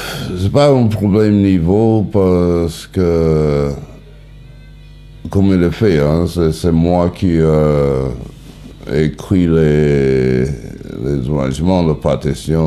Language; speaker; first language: French; non-native, learner; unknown